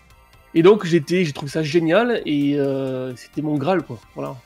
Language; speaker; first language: French; native; French